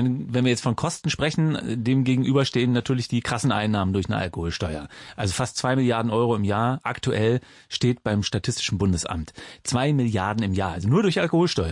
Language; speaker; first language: German; native; German